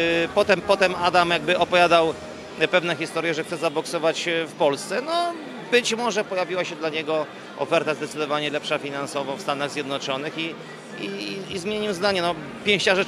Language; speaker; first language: Polish; native; Polish